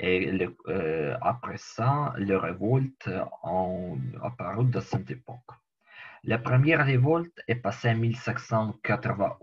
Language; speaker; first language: French; non-native, learner; Ukrainian